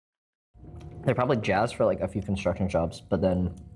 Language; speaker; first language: English; native; English